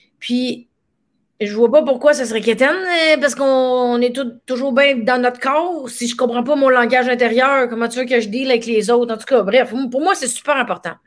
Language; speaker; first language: French; native; French